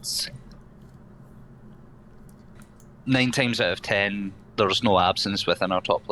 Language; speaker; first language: English; native; English